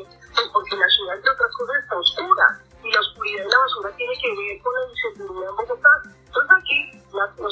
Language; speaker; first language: Spanish; native; Spanish